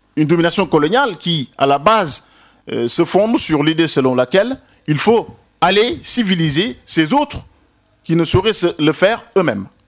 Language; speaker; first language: French; non-native, local second language; Wolof